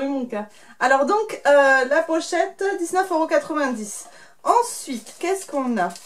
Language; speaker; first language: French; native; French